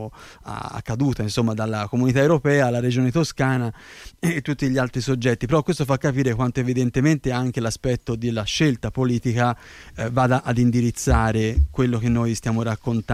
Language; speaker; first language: Italian; native; Italian